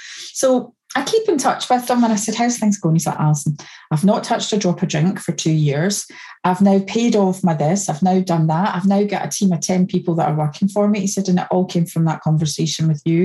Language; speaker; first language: English; native; English